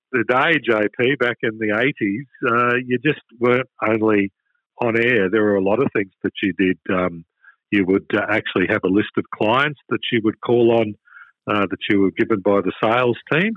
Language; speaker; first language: English; native; English